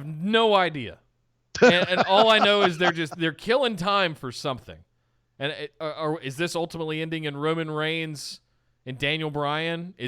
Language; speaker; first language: English; native; English